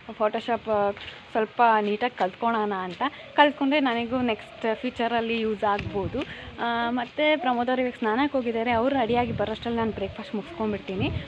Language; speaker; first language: Kannada; native; Kannada